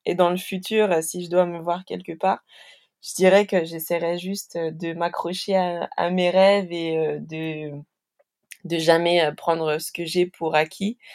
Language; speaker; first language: French; native; French